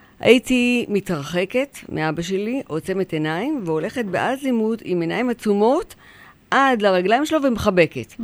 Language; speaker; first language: Hebrew; early bilingual, other home language; Polish